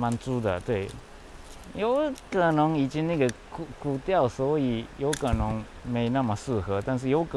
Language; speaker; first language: Chinese; non-native, fluent; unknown